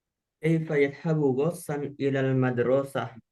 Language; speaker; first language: Arabic; non-native, learner; Indonesian